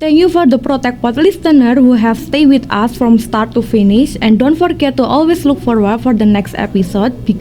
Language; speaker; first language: English; non-native, learner; Indonesian